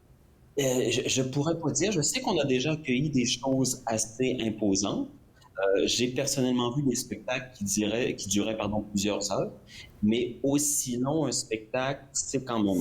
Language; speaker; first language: French; native; French